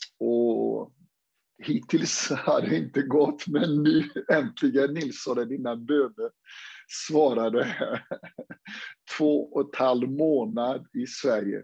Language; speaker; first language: Swedish; non-native, fluent; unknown